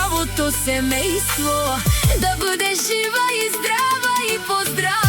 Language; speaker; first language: Bulgarian; non-native, local second language; Romany